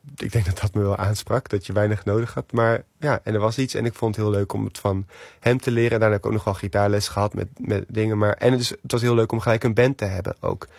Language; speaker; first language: Dutch; native; Dutch